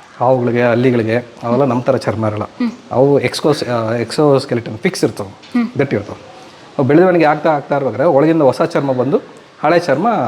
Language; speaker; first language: Kannada; native; Kannada